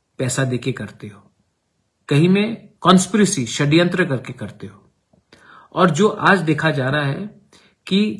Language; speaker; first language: Hindi; non-native, local second language; Kok Borok